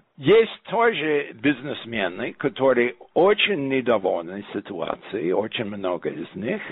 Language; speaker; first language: Russian; non-native, fluent; English